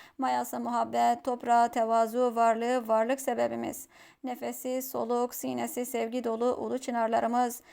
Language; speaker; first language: Turkish; native; Turkish